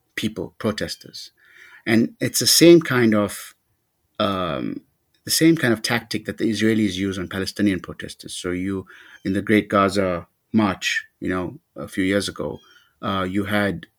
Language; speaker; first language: English; native; English